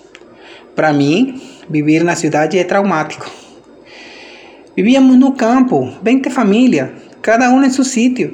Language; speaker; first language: Portuguese; non-native, fluent; Spanish